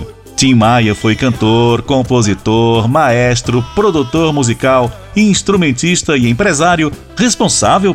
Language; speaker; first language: Portuguese; native; Portuguese